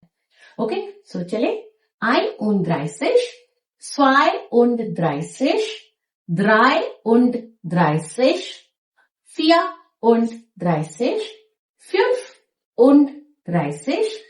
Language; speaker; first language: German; non-native, fluent; Hindi